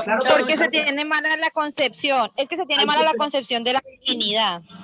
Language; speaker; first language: Spanish; native; Spanish